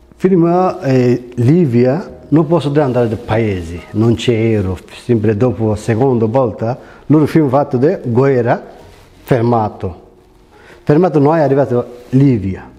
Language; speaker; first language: Italian; non-native, learner; Bangla